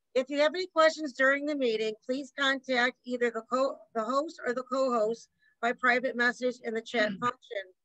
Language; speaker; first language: English; native; English